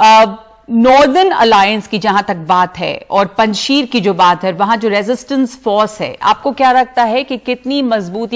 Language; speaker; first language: Hindi; native; Hindi